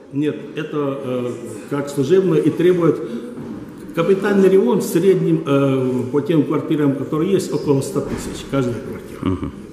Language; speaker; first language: Russian; native; Russian